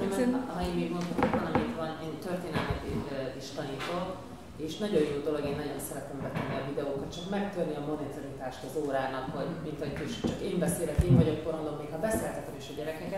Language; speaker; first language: Hungarian; early bilingual, heritage; Hungarian